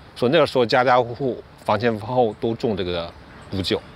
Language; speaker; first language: Chinese; native; Chinese